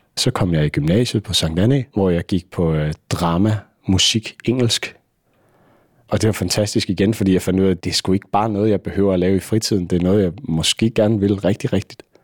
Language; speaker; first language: Danish; native; Danish